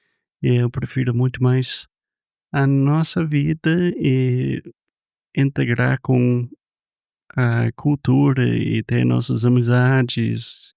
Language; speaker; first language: Portuguese; non-native, fluent; English